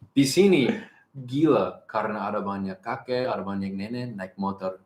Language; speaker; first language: Indonesian; non-native, learner; English